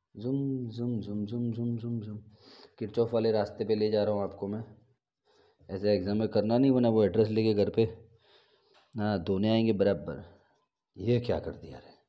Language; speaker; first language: Hindi; non-native, local second language; Gujarati